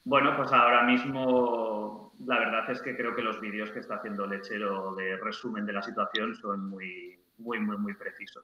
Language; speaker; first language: Spanish; native; Spanish